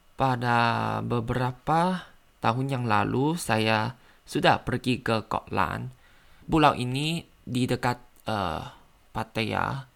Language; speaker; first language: Indonesian; non-native, learner; Thai